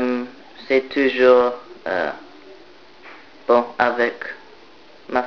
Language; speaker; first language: French; non-native, learner; English